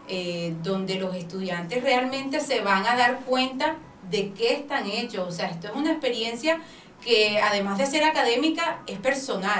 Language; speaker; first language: Spanish; native; Spanish